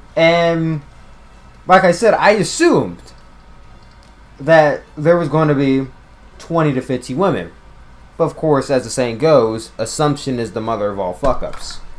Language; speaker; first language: English; native; English